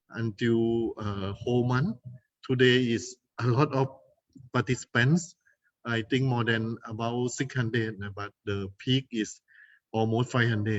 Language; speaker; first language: English; non-native, fluent; Thai